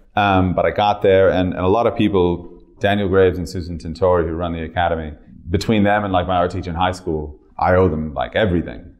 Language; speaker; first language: English; native; English